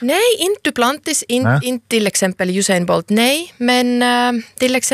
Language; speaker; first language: Swedish; non-native, local second language; Finnish